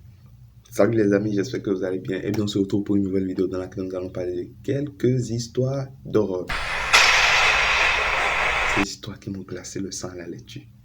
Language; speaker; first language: French; native; French